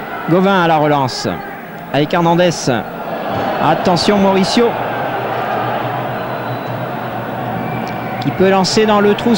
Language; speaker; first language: French; native; French